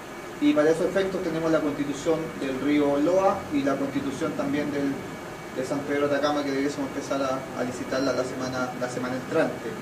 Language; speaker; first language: Spanish; native; Spanish